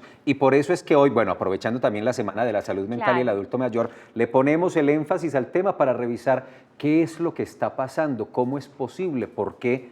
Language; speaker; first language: Spanish; native; Spanish